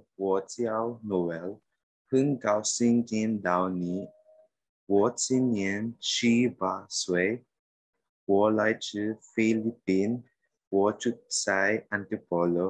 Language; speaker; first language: Chinese; non-native, learner; Filipino